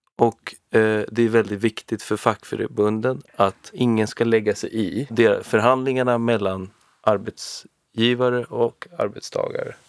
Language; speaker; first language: Swedish; native; Swedish